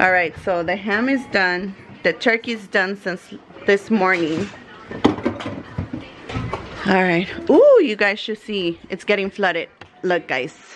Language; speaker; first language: English; early bilingual, other home language; Spanish